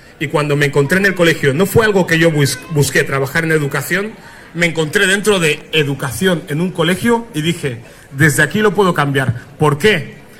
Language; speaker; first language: Spanish; early bilingual, other home language; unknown